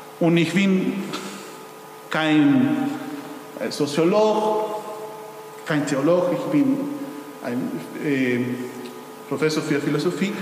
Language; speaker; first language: German; non-native, fluent; Spanish